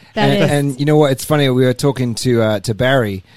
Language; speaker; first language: English; native; English